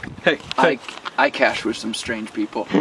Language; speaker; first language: English; native; English